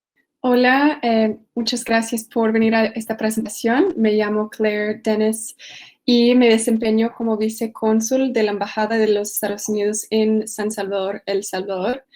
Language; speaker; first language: Spanish; non-native, fluent; English